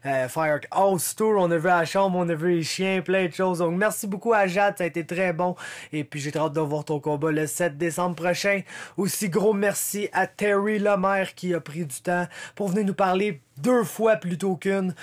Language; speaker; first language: French; native; French